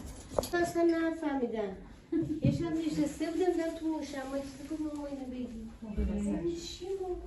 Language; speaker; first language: Persian; native; Persian